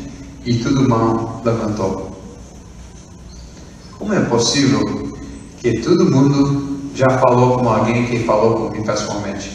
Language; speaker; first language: Portuguese; non-native, fluent; English